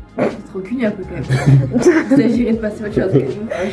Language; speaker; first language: French; native; French